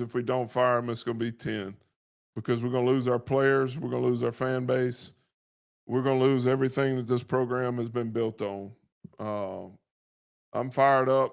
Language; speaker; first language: English; native; English